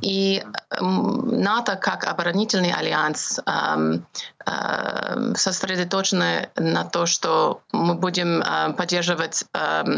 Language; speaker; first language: Russian; non-native, fluent; English